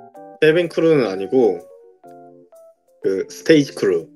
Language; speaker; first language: Korean; native; Korean